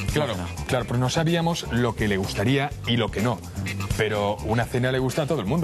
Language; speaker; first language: Spanish; native; Spanish